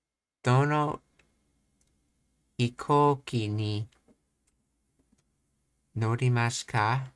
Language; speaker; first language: Japanese; non-native, learner; English